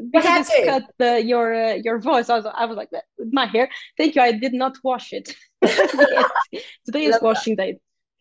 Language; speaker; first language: English; non-native, fluent; Portuguese